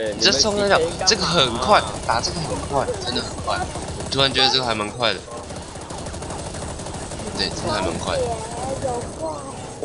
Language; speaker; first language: Chinese; native; Chinese